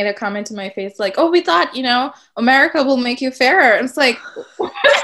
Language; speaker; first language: English; non-native, local second language; Tamil